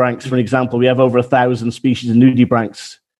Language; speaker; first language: English; native; English